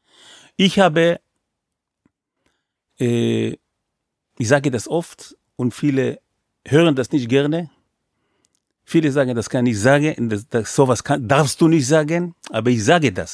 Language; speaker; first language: German; non-native, fluent; Hebrew